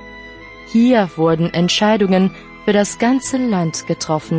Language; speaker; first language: German; non-native, fluent; Russian